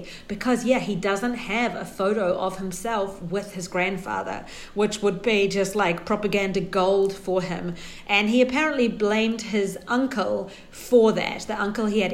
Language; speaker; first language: English; native; English